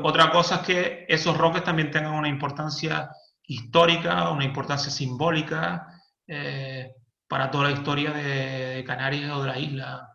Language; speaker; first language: Spanish; native; Spanish